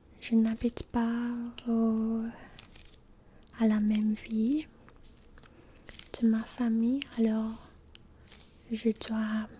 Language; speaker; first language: French; non-native, learner; English